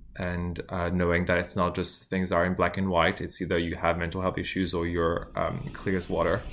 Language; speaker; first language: English; non-native, fluent; French